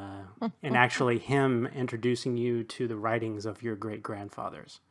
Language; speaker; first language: English; native; English